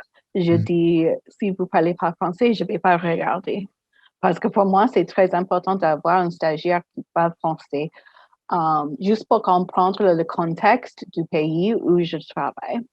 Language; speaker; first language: French; non-native, fluent; English